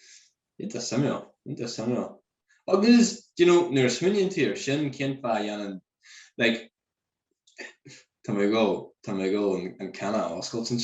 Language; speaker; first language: Irish; non-native, local second language; English